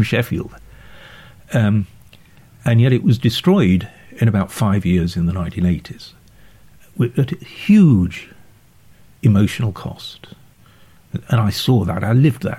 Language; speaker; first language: English; native; English